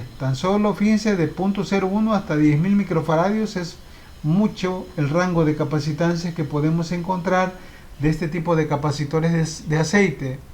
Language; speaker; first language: Spanish; native; Spanish